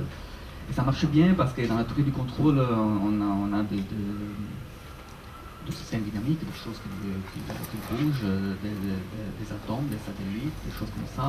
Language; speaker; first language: French; non-native, fluent; Italian